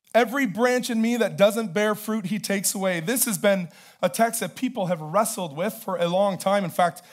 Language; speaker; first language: English; native; English